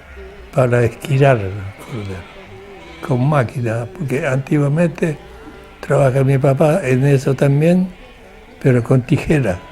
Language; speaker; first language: Spanish; non-native, local second language; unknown